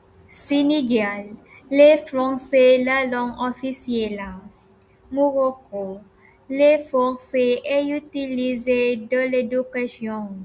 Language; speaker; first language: French; non-native, learner; Malay